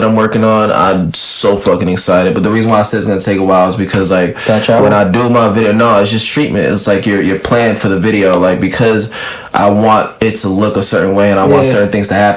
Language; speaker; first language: English; early bilingual, other home language; French